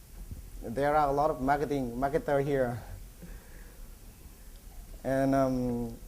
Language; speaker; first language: English; non-native, learner; Vietnamese